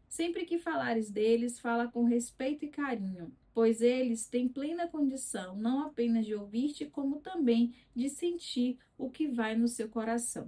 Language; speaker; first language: Portuguese; native; Portuguese